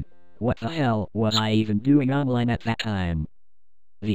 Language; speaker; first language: English; native; English